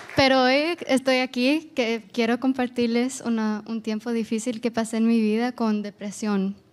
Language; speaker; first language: Spanish; non-native, fluent; Portuguese